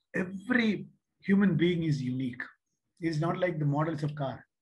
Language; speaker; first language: English; non-native, local second language; Malayalam